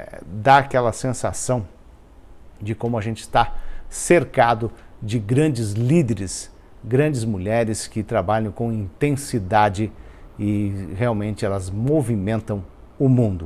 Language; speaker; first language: Portuguese; native; Portuguese